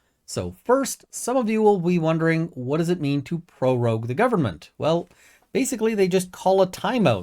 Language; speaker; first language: English; native; English